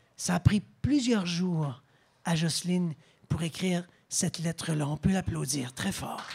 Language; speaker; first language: French; native; French